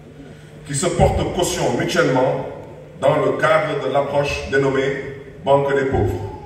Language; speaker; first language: French; non-native, local second language; Wolof